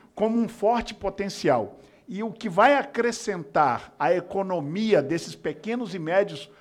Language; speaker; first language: Portuguese; native; Portuguese